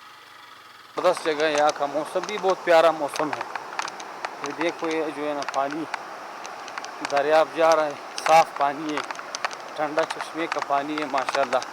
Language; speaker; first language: Hindi; non-native, local second language; Pashto